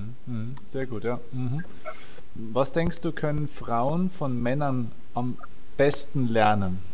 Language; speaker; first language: German; native; German